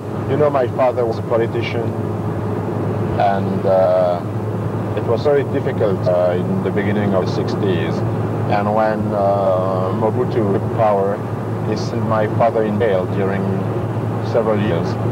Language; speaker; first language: English; non-native, fluent; French